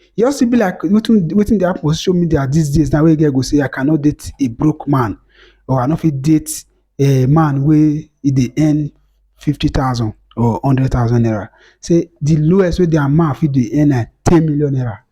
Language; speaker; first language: Nigerian Pidgin; native; Nigerian Pidgin